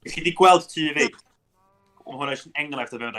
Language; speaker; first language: Welsh; native; Welsh